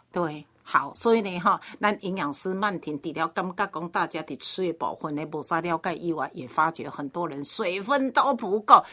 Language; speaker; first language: Chinese; native; Chinese